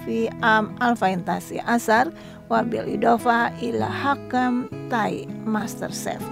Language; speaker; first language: Arabic; non-native, learner; Indonesian